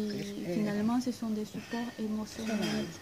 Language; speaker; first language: French; non-native, fluent; Portuguese